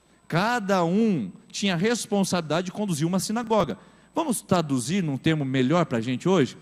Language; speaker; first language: Portuguese; native; Portuguese